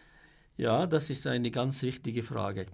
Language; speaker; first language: German; non-native, fluent; Arabic